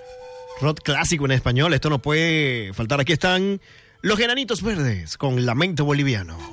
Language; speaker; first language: Spanish; native; Spanish